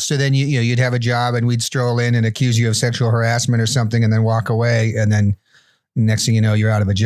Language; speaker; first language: English; native; English